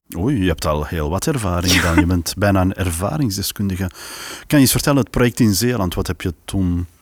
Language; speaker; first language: Dutch; native; Dutch